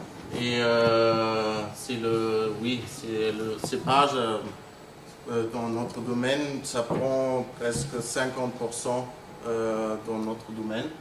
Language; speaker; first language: French; non-native, fluent; German